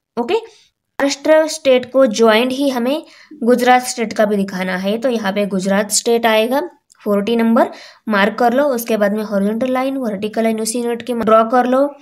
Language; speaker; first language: Hindi; non-native, local second language; Marathi